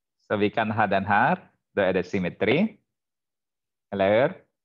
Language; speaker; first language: Swedish; non-native, fluent; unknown